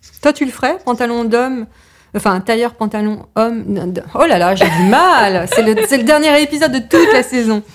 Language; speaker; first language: French; native; French